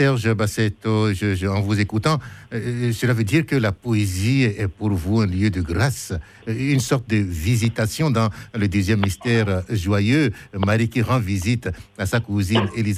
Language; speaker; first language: French; native; French